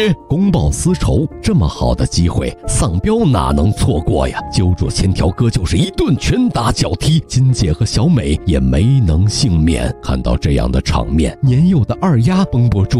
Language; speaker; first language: Chinese; native; Chinese